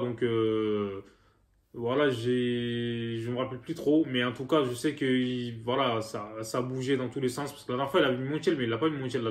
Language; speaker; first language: French; native; French